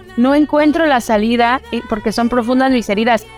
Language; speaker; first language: Spanish; early bilingual, heritage; Spanish